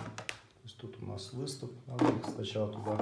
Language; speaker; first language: Russian; native; Russian